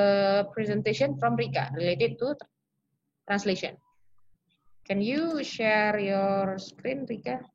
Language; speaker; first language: English; non-native, local second language; Indonesian